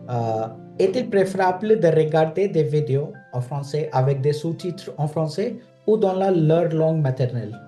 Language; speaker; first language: French; non-native, fluent; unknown